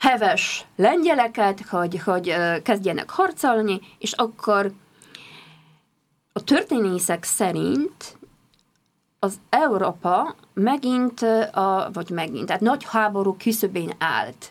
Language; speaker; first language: Hungarian; non-native, fluent; Polish